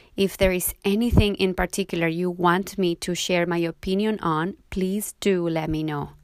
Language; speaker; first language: English; non-native, fluent; Spanish